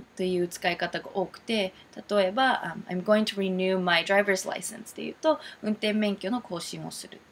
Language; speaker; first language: Japanese; early bilingual, heritage; Japanese